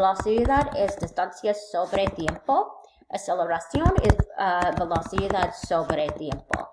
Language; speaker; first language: Spanish; non-native, learner; English